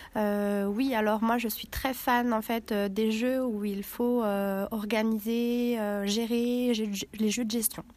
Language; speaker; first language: French; native; French